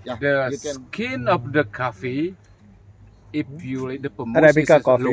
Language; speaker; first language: English; non-native, learner; Indonesian